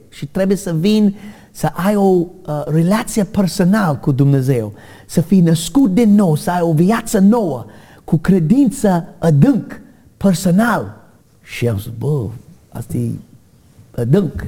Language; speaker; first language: Romanian; non-native, learner; English